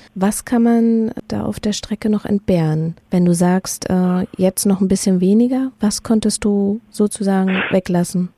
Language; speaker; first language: German; native; German